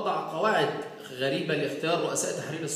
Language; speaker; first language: Arabic; native; Arabic